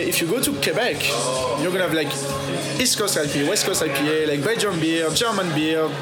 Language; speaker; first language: English; non-native, fluent; French